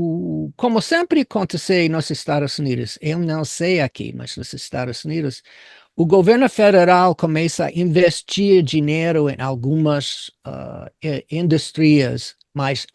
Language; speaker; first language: Portuguese; non-native, fluent; English